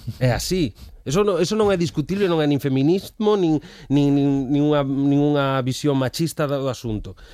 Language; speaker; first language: Galician; native; Galician